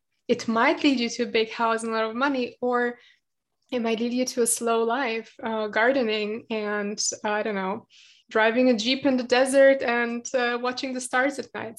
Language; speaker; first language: English; non-native, fluent; German